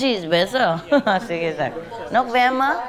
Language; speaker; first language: German; non-native, learner; Vietnamese